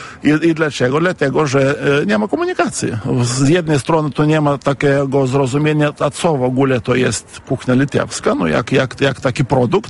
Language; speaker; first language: Polish; non-native, fluent; Lithuanian